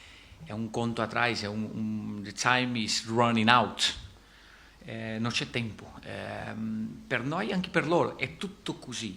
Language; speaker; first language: Italian; non-native, fluent; Portuguese